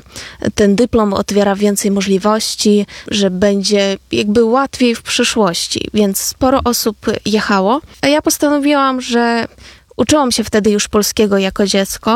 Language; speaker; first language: Polish; non-native, fluent; Ukrainian